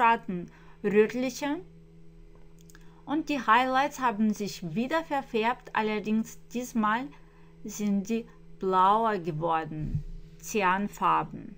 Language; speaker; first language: German; non-native, fluent; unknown